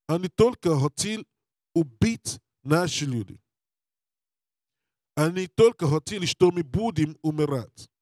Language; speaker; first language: Russian; non-native, learner; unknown